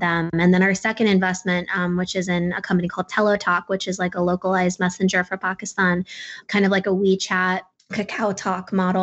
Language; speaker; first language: English; non-native, local second language; Urdu